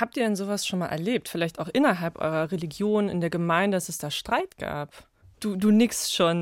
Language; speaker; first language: German; native; German